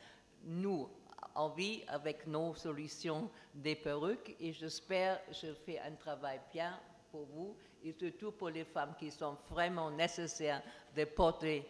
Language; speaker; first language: French; non-native, learner; German